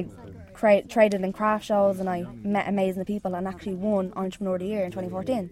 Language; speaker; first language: English; native; English